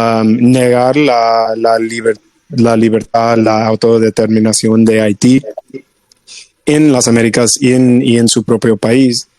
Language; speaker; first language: Spanish; non-native, fluent; English